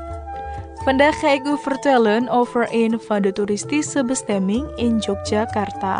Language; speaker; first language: Dutch; non-native, fluent; Indonesian